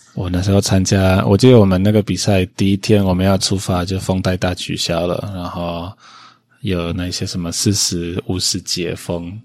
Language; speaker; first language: Chinese; non-native, fluent; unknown